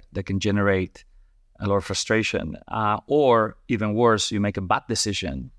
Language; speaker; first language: English; non-native, fluent; Spanish